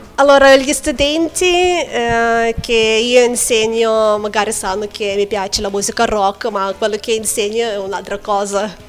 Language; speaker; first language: Italian; non-native, learner; Lithuanian